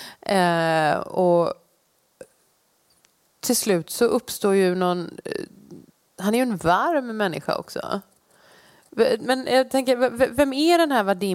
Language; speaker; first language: Swedish; native; Swedish